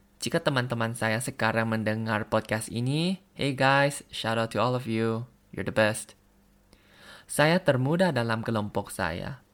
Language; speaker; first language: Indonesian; non-native, learner; Thai